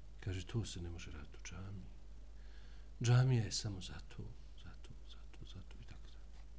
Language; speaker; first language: Bosnian; native; Bosnian